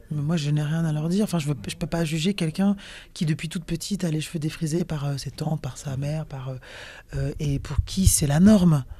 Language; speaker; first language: French; native; French